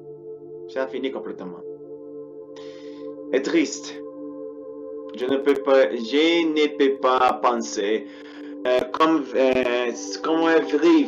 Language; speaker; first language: French; non-native, learner; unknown